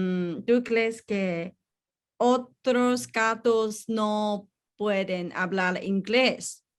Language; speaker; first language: Spanish; non-native, learner; English